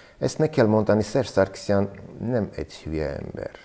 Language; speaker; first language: Hungarian; non-native, learner; Armenian